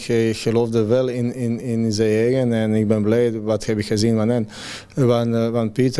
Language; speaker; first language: Dutch; non-native, fluent; Croatian